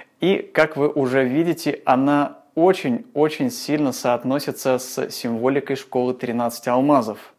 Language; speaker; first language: Russian; native; Russian